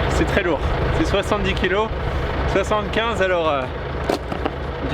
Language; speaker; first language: French; native; French